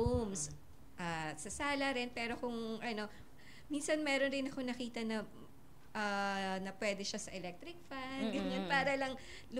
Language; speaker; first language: Filipino; native; Filipino